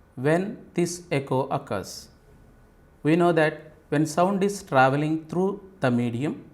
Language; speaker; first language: English; non-native, local second language; Telugu